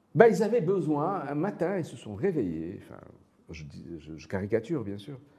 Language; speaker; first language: French; non-native, local second language; Arabic